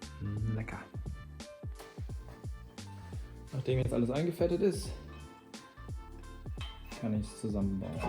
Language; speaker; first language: German; native; German